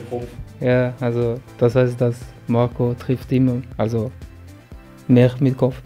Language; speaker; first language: German; non-native, local second language; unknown